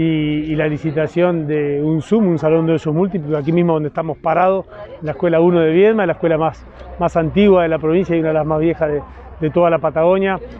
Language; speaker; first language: Spanish; native; Spanish